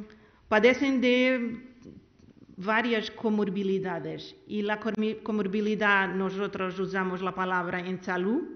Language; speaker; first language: Spanish; non-native, learner; Portuguese